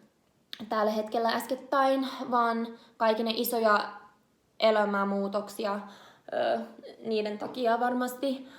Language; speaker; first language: Finnish; non-native, learner; English